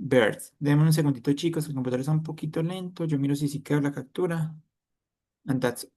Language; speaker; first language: Spanish; native; Spanish